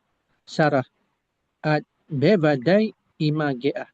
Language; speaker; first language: Hebrew; non-native, learner; Indonesian